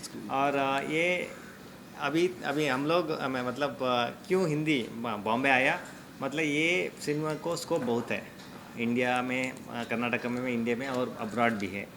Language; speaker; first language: Hindi; non-native, local second language; Kannada